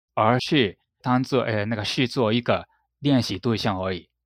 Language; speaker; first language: Chinese; non-native, fluent; Japanese